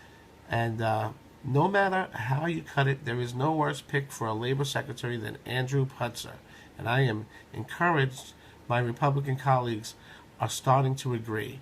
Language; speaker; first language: English; native; English